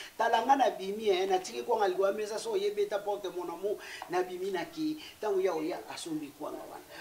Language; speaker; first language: Lingala; native; Lingala